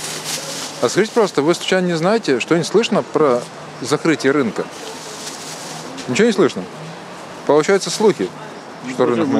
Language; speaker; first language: Russian; native; Russian